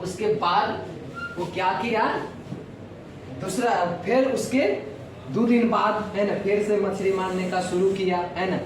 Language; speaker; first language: Hindi; non-native, local second language; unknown